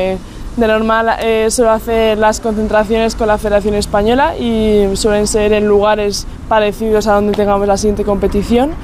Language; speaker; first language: Spanish; native; Spanish